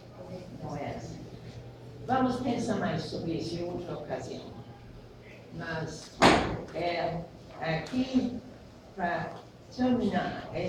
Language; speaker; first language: Portuguese; non-native, fluent; English